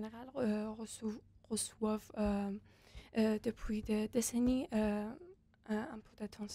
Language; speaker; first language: French; non-native, fluent; Persian